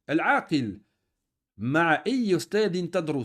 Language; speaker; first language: Arabic; non-native, fluent; French